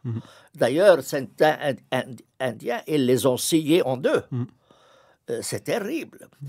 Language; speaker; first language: French; non-native, fluent; Arabic